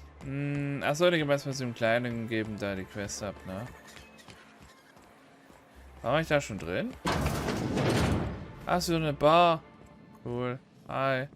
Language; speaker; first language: German; native; German